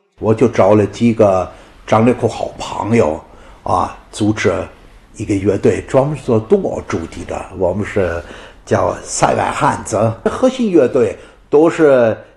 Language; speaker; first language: Chinese; non-native, fluent; German